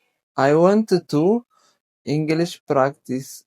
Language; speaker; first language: English; non-native, learner; Tigrinya